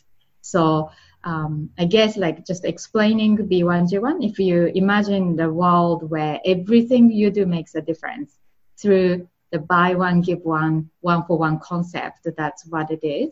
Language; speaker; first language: English; non-native, fluent; Japanese